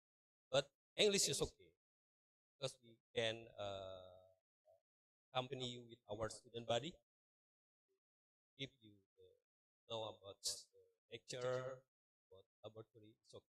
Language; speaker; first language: English; non-native, learner; Indonesian